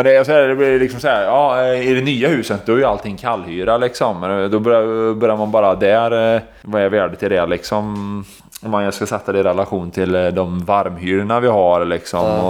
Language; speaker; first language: Swedish; native; Swedish